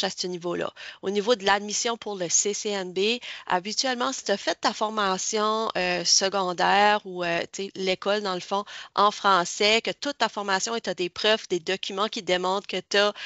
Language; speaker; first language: French; native; French